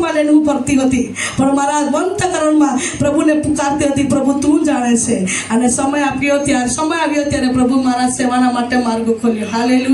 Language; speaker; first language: Gujarati; non-native, local second language; Gamit